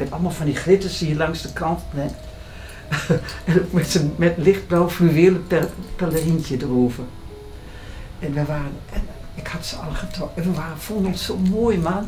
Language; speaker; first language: Dutch; native; Dutch